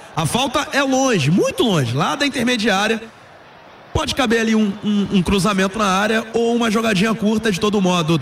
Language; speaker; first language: Portuguese; native; Portuguese